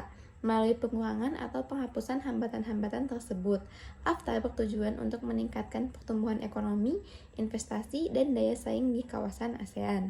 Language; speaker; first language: Indonesian; native; Indonesian